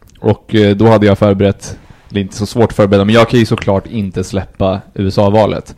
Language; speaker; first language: Swedish; early bilingual, other home language; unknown